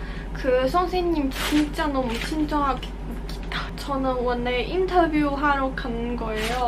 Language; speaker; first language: Korean; non-native, learner; Cantonese